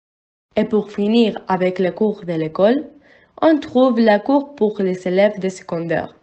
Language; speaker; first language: French; non-native, learner; Spanish